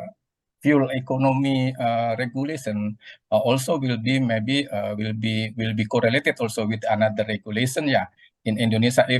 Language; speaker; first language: English; non-native, learner; Indonesian